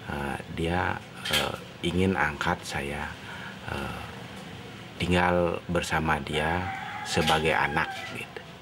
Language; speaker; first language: Indonesian; non-native, local second language; Balinese